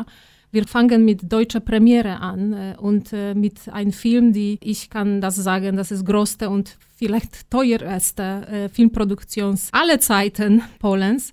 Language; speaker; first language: German; non-native, fluent; Polish